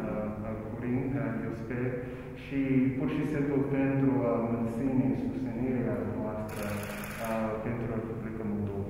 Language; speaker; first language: Romanian; non-native, learner; English